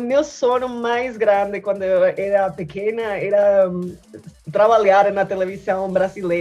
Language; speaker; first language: Portuguese; non-native, learner; Spanish